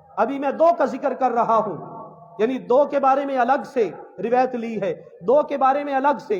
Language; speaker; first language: Urdu; non-native, local second language; Punjabi